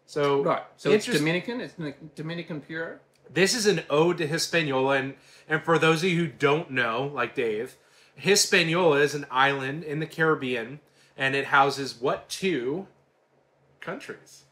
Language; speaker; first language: English; native; English